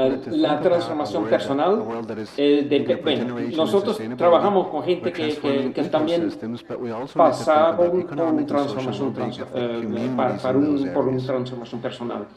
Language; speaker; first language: Spanish; non-native, fluent; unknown